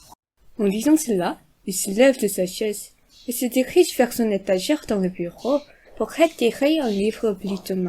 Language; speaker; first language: French; non-native, fluent; Korean